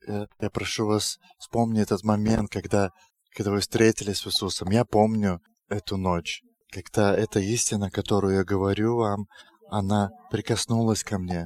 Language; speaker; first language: Russian; non-native, fluent; Lithuanian